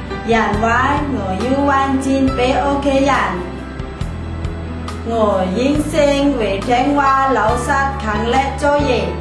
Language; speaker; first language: Cantonese; non-native, learner; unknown